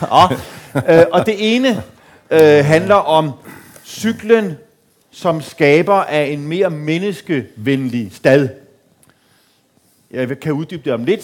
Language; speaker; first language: Danish; native; Danish